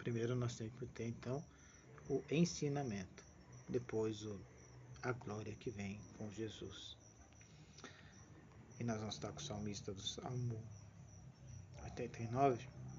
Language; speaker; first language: Portuguese; native; Portuguese